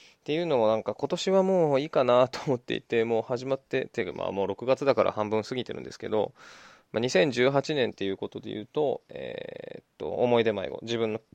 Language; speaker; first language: Japanese; native; Japanese